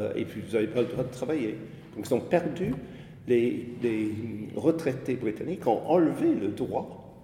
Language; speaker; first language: French; non-native, fluent; English